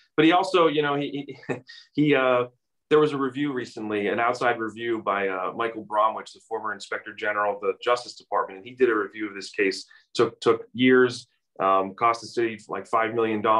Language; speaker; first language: English; native; English